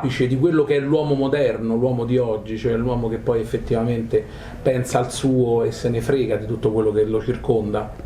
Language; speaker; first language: Italian; native; Italian